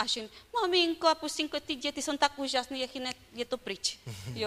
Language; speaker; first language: Czech; non-native, learner; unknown